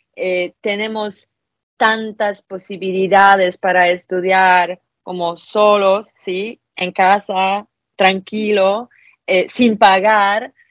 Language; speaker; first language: Spanish; non-native, fluent; Polish